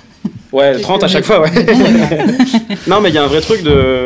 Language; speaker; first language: French; native; French